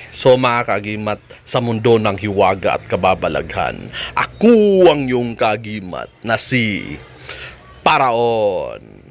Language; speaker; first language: Filipino; native; Filipino